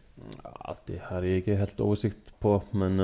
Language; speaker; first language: Norwegian; non-native, fluent; Icelandic